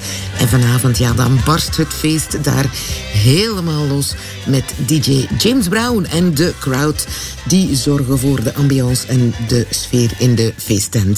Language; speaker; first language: Dutch; native; Dutch